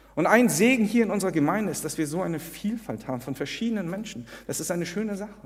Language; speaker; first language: German; early bilingual, other home language; Korean